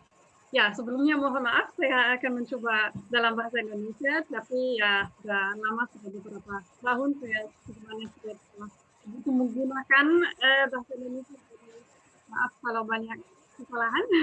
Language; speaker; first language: Indonesian; non-native, fluent; German